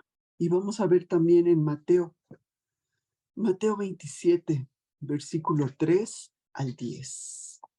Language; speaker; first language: Spanish; native; Spanish